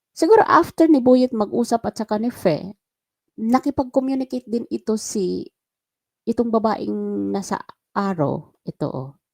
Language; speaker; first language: Filipino; non-native, local second language; Waray